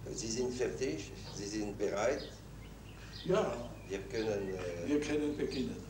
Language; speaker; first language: German; non-native, fluent; French